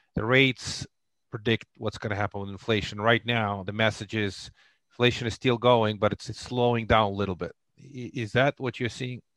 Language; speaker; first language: English; non-native, fluent; Russian